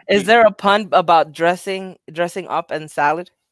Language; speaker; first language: English; native; English